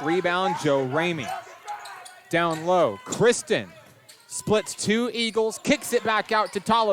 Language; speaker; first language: English; native; English